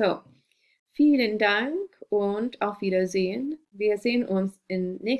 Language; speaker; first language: German; non-native, fluent; English